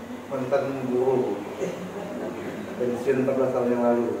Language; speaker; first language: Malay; non-native, local second language; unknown